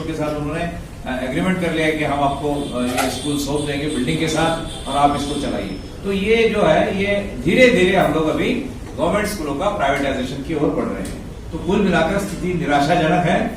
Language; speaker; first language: Hindi; non-native, local second language; Marathi